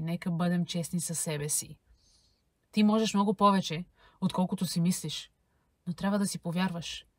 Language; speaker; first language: Bulgarian; native; Bulgarian